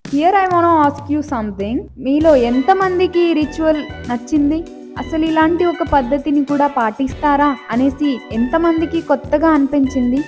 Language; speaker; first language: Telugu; non-native, local second language; Lambadi